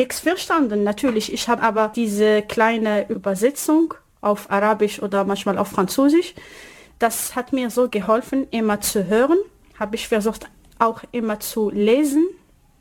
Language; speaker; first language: German; non-native, learner; Arabic